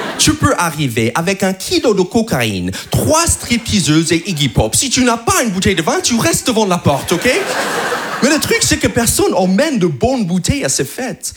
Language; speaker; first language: French; non-native, fluent; English